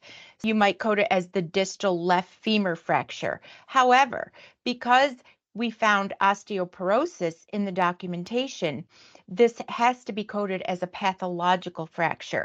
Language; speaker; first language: English; native; English